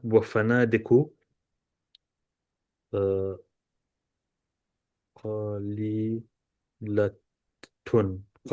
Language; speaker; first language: Arabic; non-native, learner; English